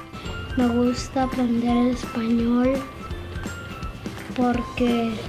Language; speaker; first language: Spanish; non-native, learner; English